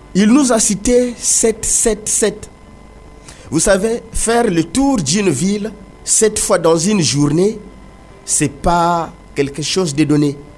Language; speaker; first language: French; non-native, local second language; Kongo